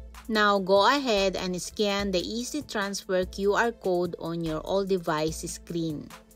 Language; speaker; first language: English; non-native, local second language; Filipino